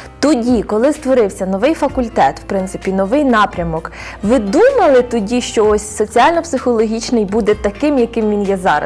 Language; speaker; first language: Ukrainian; native; Ukrainian